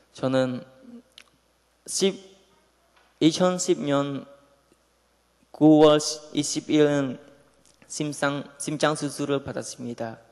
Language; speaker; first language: Korean; non-native, learner; Khmer